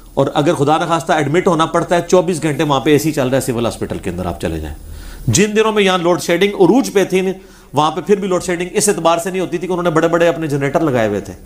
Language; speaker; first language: Urdu; non-native, local second language; Punjabi